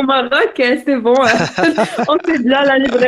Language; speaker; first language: French; non-native, local second language; Arabic